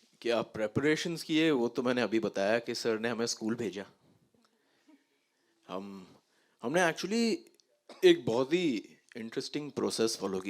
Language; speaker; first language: Hindi; native; Hindi